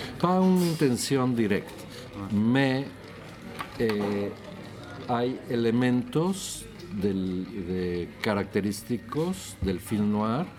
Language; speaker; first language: French; non-native, learner; Spanish